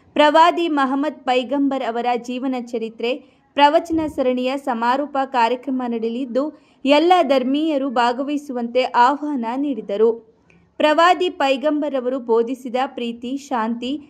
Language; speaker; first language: Kannada; native; Kannada